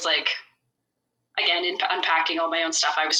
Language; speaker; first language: English; native; English